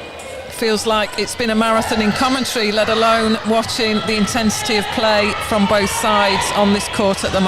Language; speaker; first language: English; native; English